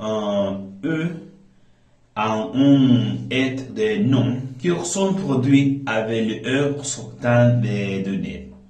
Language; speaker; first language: French; non-native, learner; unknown